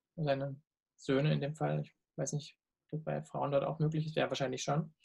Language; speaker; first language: German; native; German